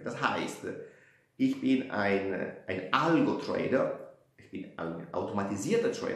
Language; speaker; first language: German; non-native, fluent; Italian